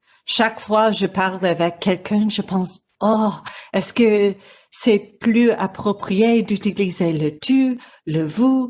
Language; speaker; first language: French; non-native, learner; English